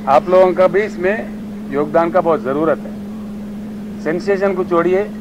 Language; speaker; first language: Hindi; non-native, local second language; Telugu